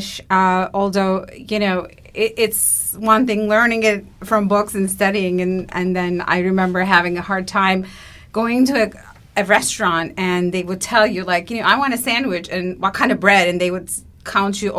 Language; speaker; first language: English; non-native, fluent; Turkish